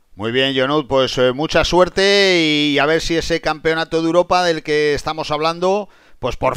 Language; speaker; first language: Spanish; native; Spanish